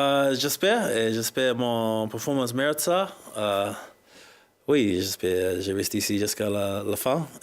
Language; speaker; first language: French; non-native, learner; English